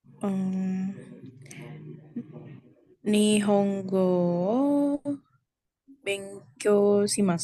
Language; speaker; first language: Japanese; non-native, learner; Indonesian